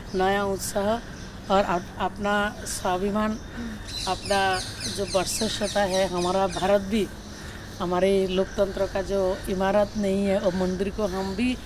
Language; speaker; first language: Hindi; non-native, local second language; Bangla